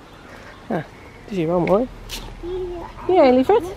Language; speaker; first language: Dutch; native; Dutch